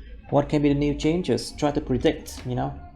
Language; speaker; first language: English; non-native, fluent; Vietnamese